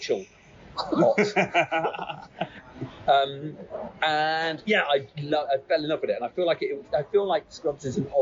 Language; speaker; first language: English; native; English